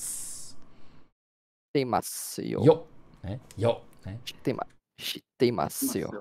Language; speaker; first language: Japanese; non-native, learner; Portuguese